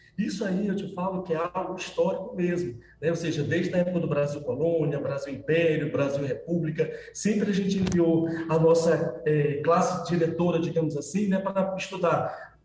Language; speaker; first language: Portuguese; native; Portuguese